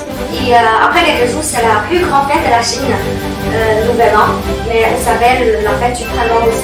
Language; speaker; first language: French; non-native, fluent; Chinese